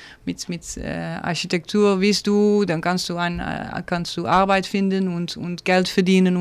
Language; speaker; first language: German; non-native, learner; Dutch